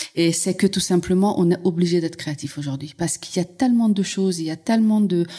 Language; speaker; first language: French; non-native, fluent; Hungarian